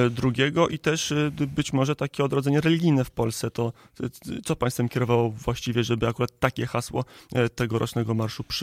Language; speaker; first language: Polish; native; Polish